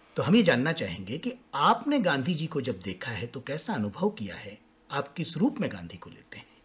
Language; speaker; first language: Hindi; non-native, local second language; Marathi